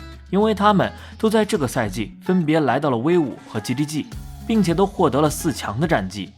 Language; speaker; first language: Chinese; native; Chinese